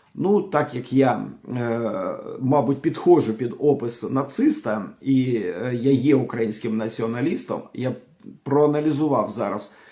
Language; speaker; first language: Ukrainian; non-native, local second language; Russian